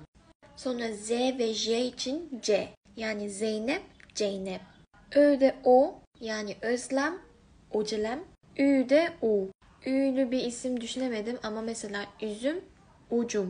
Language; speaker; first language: Turkish; non-native, fluent; Korean